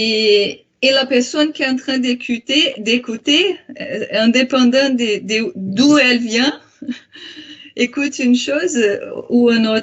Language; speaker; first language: French; non-native, fluent; Portuguese